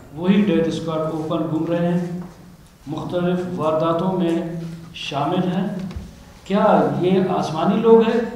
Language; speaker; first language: Urdu; non-native, local second language; Baluchi